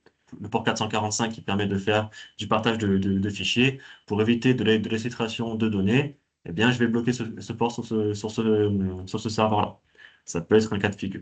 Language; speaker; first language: French; native; French